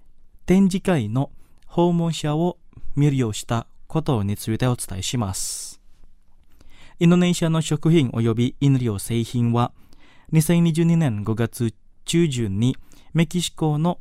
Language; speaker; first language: Japanese; non-native, fluent; Indonesian